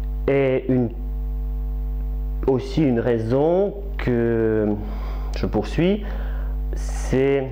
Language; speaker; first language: French; non-native, fluent; Russian